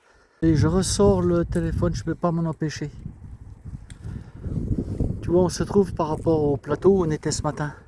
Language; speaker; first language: French; native; French